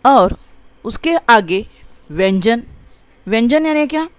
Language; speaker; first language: Hindi; non-native, local second language; Marathi